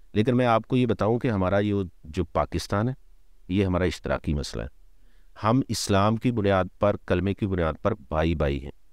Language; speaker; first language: Urdu; non-native, local second language; Punjabi